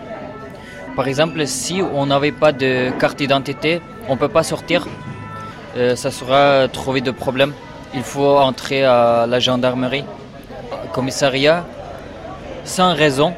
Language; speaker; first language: French; non-native, learner; Uyghur